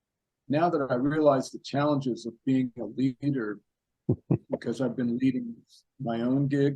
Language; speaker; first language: English; native; English